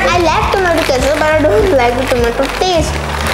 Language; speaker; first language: English; non-native, local second language; Hindi